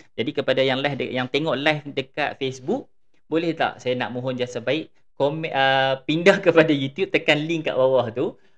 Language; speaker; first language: Malay; native; Malay